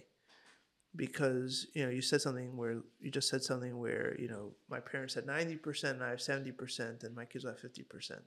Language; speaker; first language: English; native; English